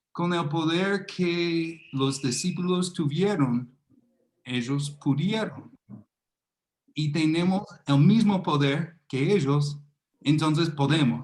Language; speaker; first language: Spanish; non-native, fluent; English